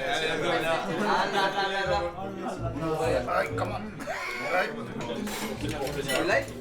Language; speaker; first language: English; non-native, learner; French